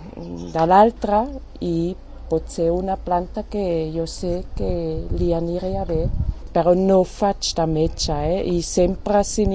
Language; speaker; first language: Catalan; non-native, fluent; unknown